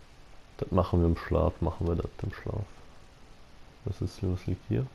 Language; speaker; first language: German; native; German